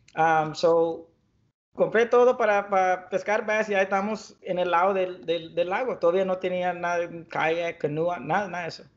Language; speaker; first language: Spanish; early bilingual, heritage; Spanish